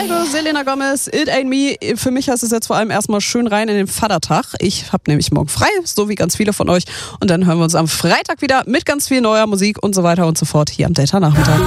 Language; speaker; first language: German; native; German